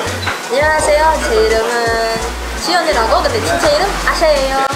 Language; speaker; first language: Korean; non-native, learner; Indonesian